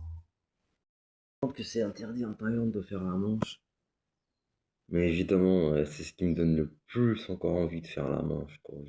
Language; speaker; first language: French; native; French